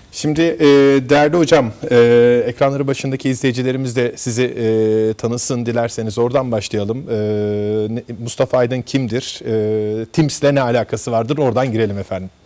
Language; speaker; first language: Turkish; native; Turkish